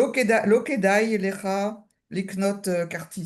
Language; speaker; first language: Hebrew; non-native, learner; French